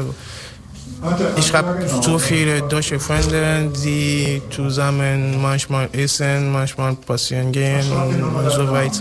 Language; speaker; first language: German; non-native, learner; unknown